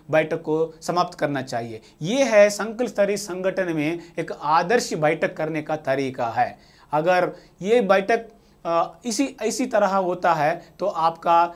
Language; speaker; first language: Hindi; non-native, local second language; Telugu